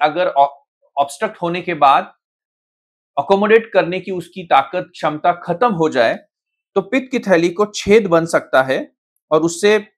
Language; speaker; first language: Hindi; non-native, local second language; Marathi